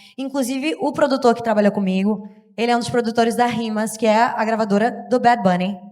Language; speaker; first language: Portuguese; native; Portuguese